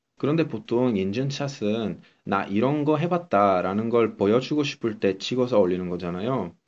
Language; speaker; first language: Korean; non-native, fluent; Italian